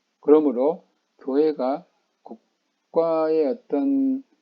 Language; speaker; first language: Korean; native; Korean